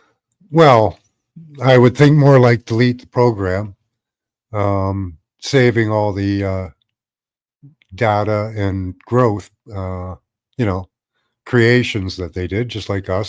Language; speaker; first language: English; native; English